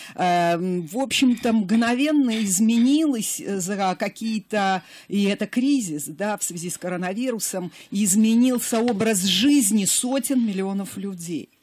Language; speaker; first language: Russian; native; Russian